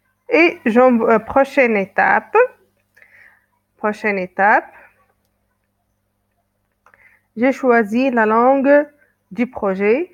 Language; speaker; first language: French; non-native, local second language; Arabic